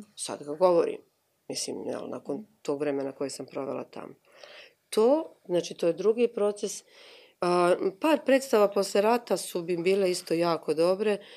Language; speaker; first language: Croatian; native; Croatian